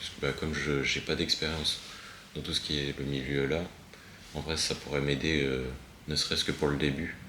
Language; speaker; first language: French; native; French